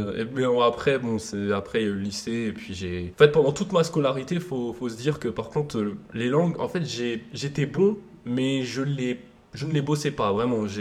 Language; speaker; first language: French; native; French